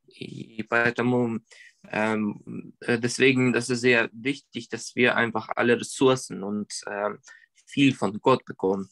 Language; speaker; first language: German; non-native, learner; Russian